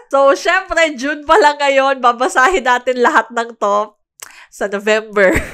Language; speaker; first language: Filipino; native; Filipino